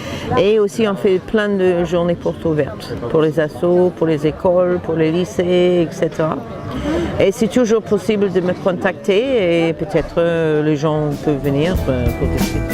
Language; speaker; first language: French; non-native, fluent; English